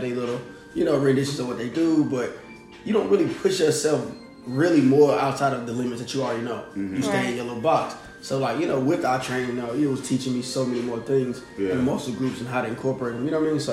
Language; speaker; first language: English; native; English